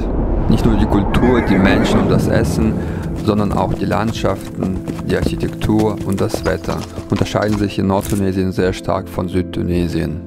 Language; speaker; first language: German; non-native, fluent; Russian